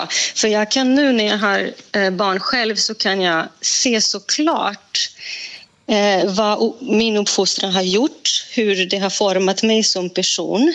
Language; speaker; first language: Swedish; non-native, fluent; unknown